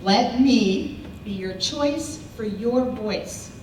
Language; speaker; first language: English; early bilingual, other home language; Spanish